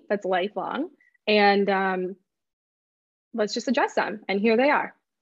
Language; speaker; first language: English; native; English